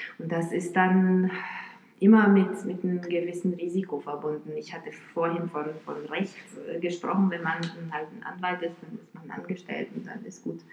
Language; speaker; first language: German; non-native, fluent; Romanian